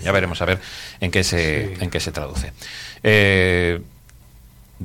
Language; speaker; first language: Spanish; native; Spanish